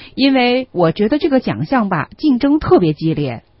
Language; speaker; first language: Chinese; native; Chinese